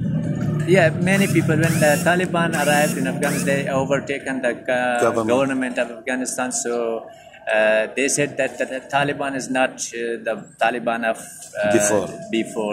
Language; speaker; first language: English; non-native, fluent; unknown